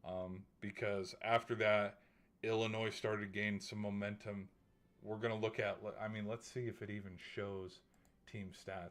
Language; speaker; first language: English; native; English